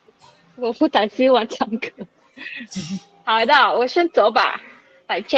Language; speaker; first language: Chinese; non-native, learner; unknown